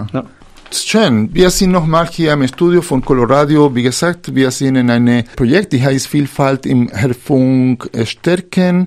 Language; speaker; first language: German; non-native, fluent; Spanish